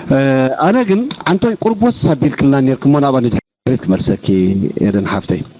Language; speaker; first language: Tigrinya; native; Tigrinya